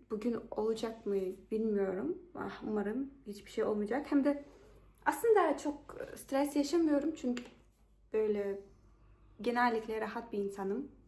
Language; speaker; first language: Turkish; non-native, fluent; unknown